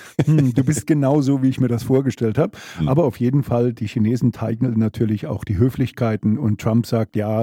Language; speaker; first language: German; native; German